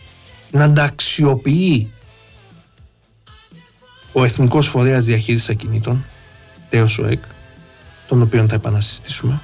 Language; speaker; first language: Greek; native; Greek